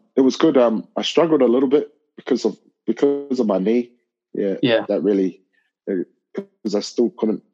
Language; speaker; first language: English; native; English